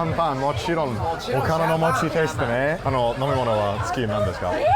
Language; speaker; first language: Japanese; non-native, learner; English